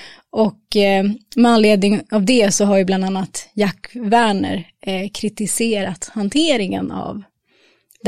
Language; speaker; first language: Swedish; native; Swedish